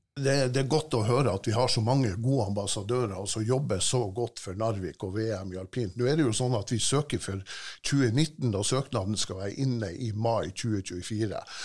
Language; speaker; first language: Norwegian; native; Norwegian